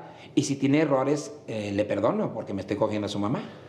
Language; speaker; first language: Spanish; native; Spanish